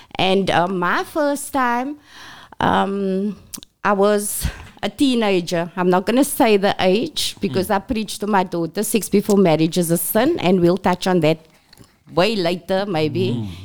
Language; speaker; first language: English; non-native, local second language; Afrikaans